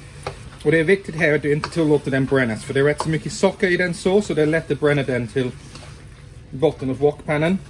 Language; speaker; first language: Swedish; non-native, fluent; English